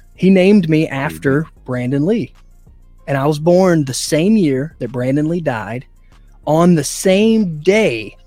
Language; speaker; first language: English; native; English